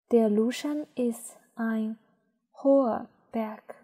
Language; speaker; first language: German; non-native, learner; Chinese